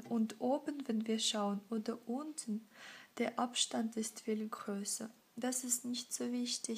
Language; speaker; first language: German; non-native, fluent; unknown